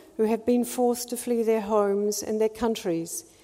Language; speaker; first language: English; native; English